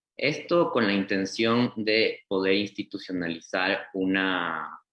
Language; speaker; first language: Spanish; native; Spanish